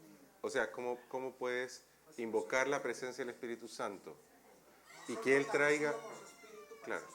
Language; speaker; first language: Spanish; native; Spanish